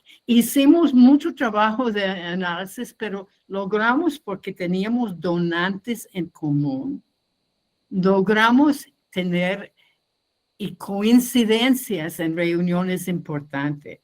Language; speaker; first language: Spanish; non-native, fluent; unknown